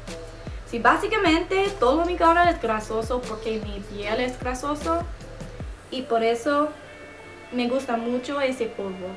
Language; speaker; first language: Spanish; non-native, learner; English